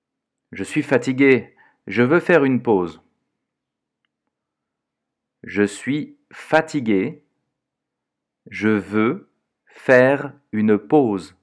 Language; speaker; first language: French; non-native, fluent; Portuguese